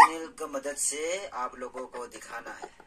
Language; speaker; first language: Hindi; non-native, local second language; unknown